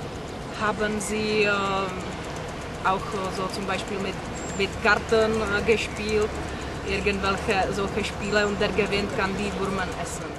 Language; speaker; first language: German; non-native, learner; Czech